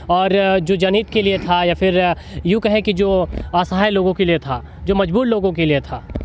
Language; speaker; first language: Hindi; native; Hindi